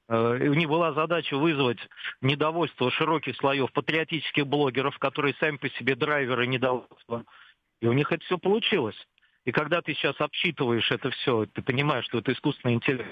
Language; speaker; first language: Russian; native; Russian